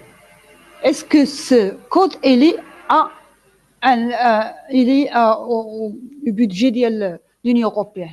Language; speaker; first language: French; non-native, local second language; Arabic